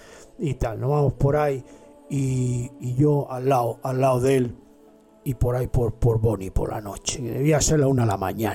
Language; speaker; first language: Spanish; native; Spanish